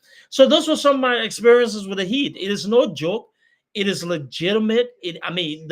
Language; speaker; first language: English; native; English